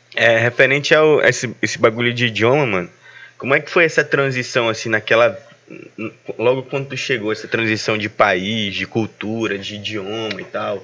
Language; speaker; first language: Portuguese; native; Portuguese